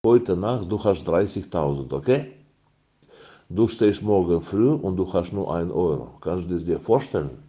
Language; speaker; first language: German; non-native, fluent; Russian